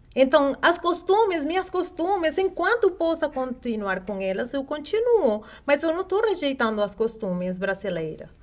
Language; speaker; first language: Portuguese; non-native, fluent; Spanish